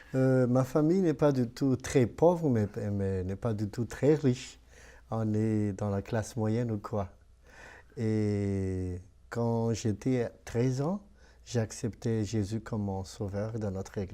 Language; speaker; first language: French; non-native, local second language; Malagasy